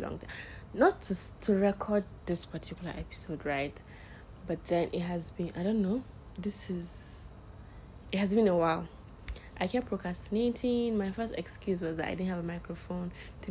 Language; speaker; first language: English; non-native, local second language; Hausa